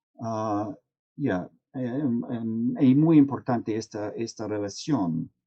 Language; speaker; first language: Spanish; non-native, fluent; English